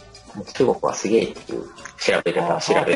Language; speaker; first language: Japanese; native; Japanese